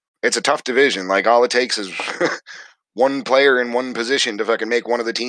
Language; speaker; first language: English; native; English